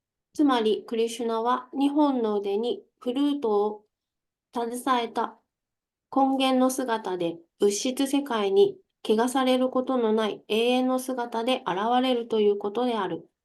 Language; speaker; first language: Japanese; native; Japanese